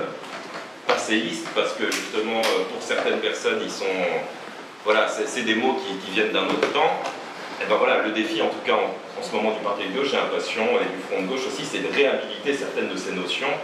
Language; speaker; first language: French; native; French